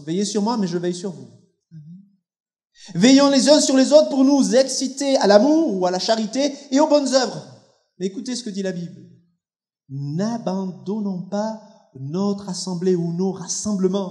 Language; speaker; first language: French; native; French